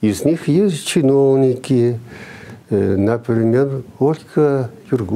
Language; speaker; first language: Russian; non-native, fluent; Chinese